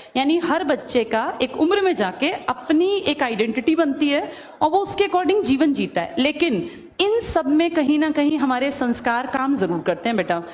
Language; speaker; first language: Hindi; native; Hindi